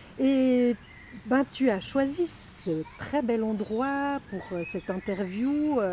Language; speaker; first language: French; native; French